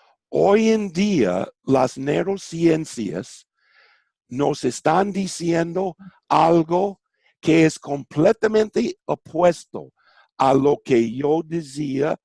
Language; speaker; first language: Spanish; non-native, fluent; English